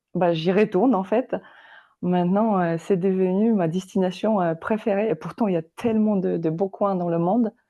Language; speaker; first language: French; non-native, fluent; Polish